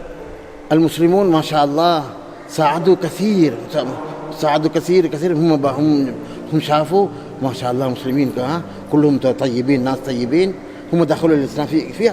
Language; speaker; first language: Arabic; non-native, learner; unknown